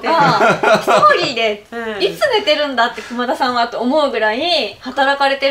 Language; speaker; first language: Japanese; native; Japanese